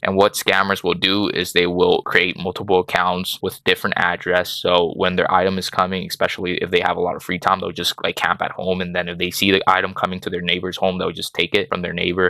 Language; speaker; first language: English; native; English